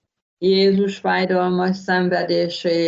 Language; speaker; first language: Hungarian; native; Hungarian